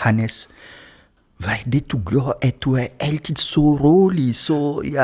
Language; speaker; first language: Danish; non-native, fluent; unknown